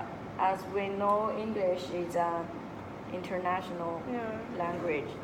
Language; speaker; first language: English; non-native, local second language; Chinese